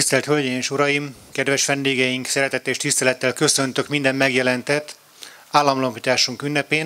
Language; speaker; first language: Hungarian; native; Hungarian